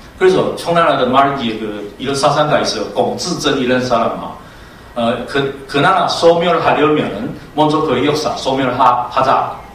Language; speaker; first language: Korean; non-native, fluent; Chinese